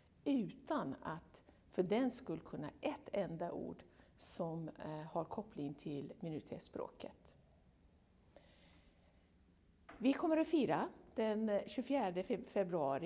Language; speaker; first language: Swedish; non-native, fluent; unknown